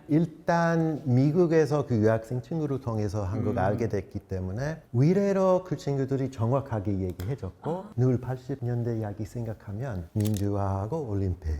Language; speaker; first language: Korean; non-native, fluent; English